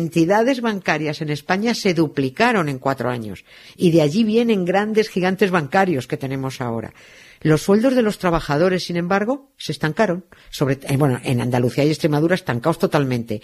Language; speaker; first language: Spanish; native; Spanish